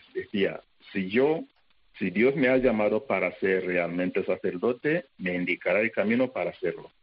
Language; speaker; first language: Spanish; non-native, fluent; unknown